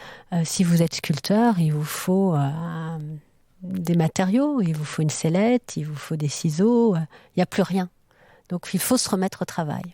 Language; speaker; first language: French; native; French